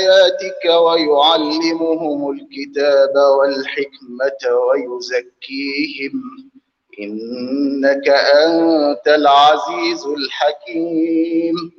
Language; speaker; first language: Arabic; native; Arabic